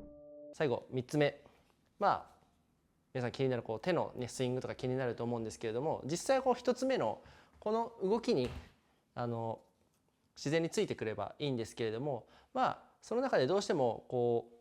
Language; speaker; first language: Japanese; native; Japanese